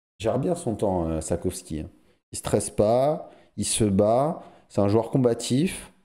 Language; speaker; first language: French; native; French